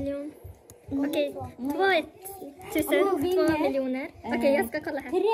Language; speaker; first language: Swedish; early bilingual, other home language; Mongolian